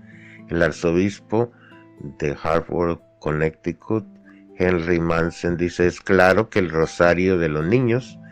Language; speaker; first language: Spanish; native; Spanish